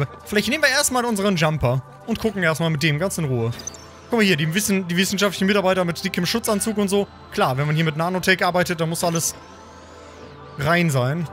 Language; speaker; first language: German; native; German